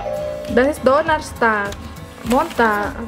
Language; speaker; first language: German; non-native, learner; Indonesian